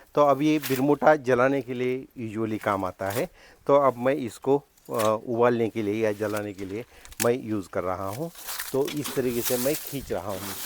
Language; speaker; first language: Hindi; non-native, local second language; Marathi